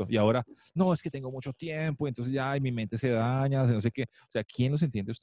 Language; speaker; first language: Spanish; native; Spanish